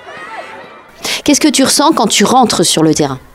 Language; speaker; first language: French; native; French